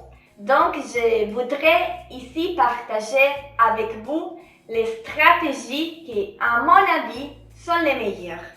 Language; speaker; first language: French; non-native, fluent; Italian